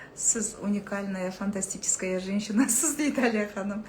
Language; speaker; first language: Russian; non-native, local second language; Kazakh